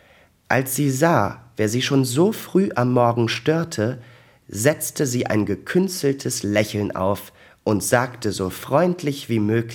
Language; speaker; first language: German; native; German